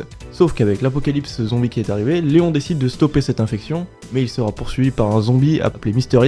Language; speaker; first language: French; native; French